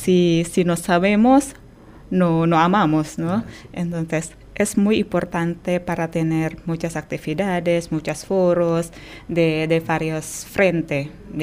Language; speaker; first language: Spanish; non-native, fluent; Indonesian